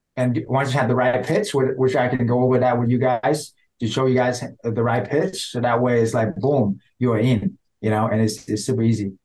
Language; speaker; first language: English; non-native, fluent; Vietnamese